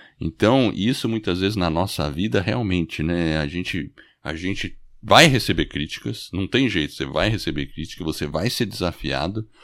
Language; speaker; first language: Portuguese; non-native, fluent; English